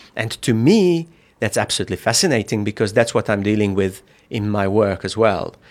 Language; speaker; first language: English; non-native, fluent; Hungarian